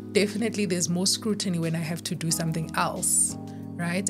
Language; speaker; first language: English; non-native, local second language; Zulu